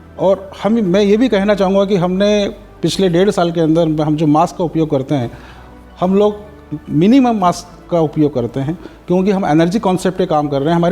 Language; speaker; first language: Hindi; native; Hindi